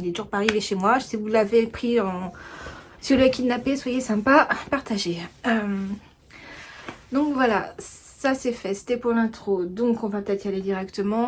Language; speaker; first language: French; native; French